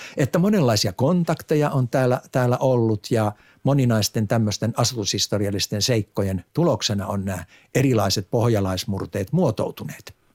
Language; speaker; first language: Finnish; native; Finnish